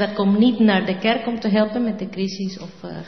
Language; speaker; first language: Dutch; non-native, learner; Spanish